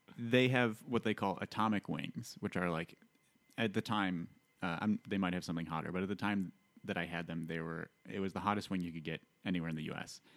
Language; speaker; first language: English; native; English